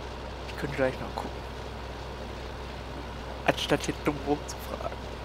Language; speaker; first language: German; native; German